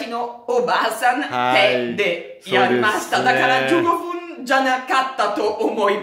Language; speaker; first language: Japanese; non-native, learner; Italian